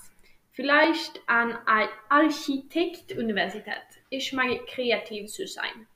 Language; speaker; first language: German; non-native, learner; Swedish